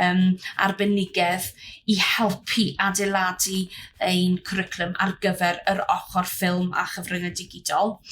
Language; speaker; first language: Welsh; native; Welsh